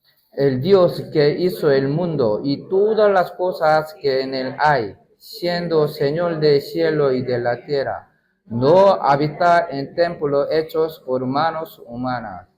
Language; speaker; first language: Spanish; non-native, learner; Korean